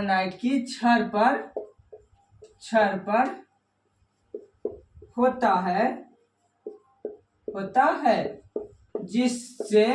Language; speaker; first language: Hindi; native; Hindi